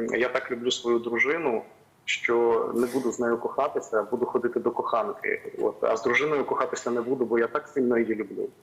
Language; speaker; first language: Ukrainian; native; Ukrainian